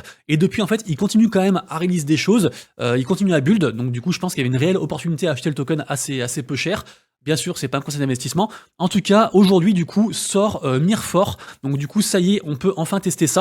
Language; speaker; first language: French; native; French